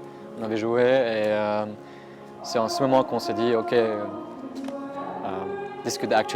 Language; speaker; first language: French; non-native, local second language; Arabic